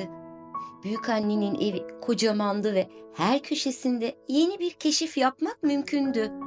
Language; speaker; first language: Turkish; native; Turkish